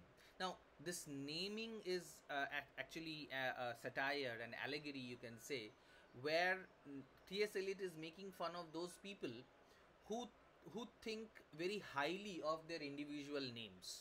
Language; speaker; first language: English; non-native, local second language; Bangla